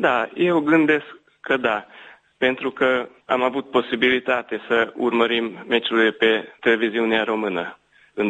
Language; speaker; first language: Romanian; early bilingual, heritage; Romanian